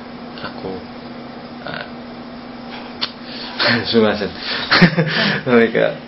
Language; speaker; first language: Japanese; non-native, learner; Indonesian